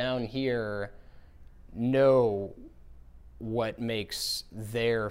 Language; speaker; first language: English; native; English